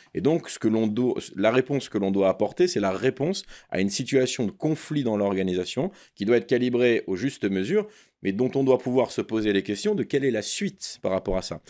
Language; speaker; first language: French; native; French